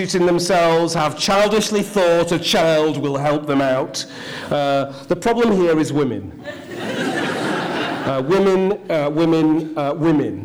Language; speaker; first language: English; native; English